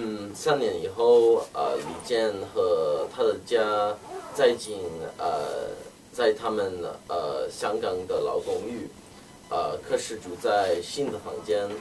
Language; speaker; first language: Chinese; non-native, learner; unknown